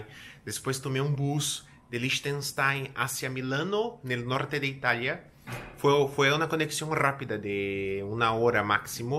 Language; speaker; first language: Spanish; non-native, fluent; Portuguese